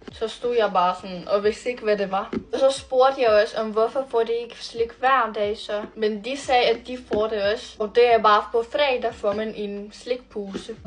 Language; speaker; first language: Danish; non-native, fluent; Ukrainian